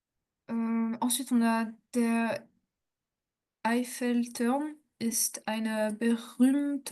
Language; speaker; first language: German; non-native, learner; French